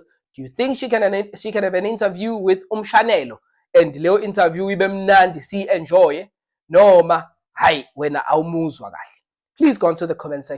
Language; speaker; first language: English; non-native, local second language; Zulu